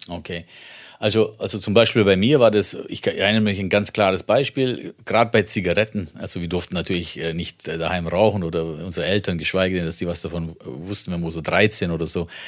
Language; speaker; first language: German; early bilingual, other home language; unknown